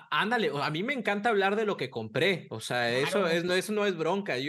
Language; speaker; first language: Spanish; native; Spanish